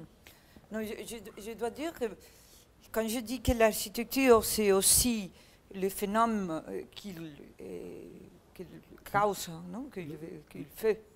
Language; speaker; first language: French; non-native, learner; Catalan